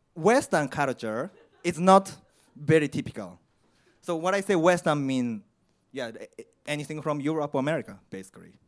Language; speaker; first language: English; non-native, learner; Japanese